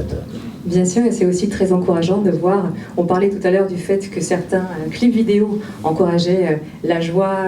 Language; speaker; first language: French; native; French